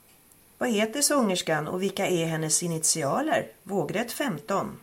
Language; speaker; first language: Swedish; native; Swedish